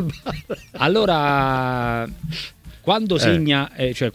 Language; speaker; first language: Italian; native; Italian